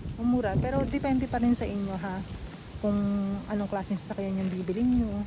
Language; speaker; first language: Filipino; native; Filipino